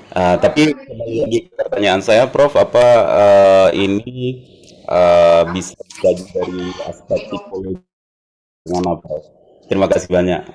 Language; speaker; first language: Indonesian; native; Indonesian